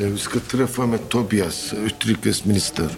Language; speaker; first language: Swedish; non-native, learner; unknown